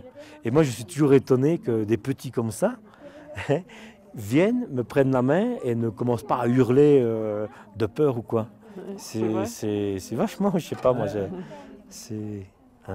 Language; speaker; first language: French; native; French